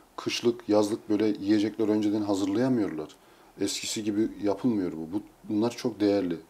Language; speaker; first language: Turkish; native; Turkish